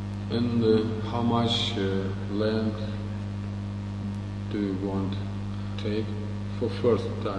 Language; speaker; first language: English; non-native, learner; Russian